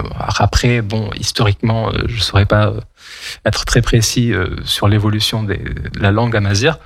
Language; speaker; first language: French; non-native, local second language; Kabyle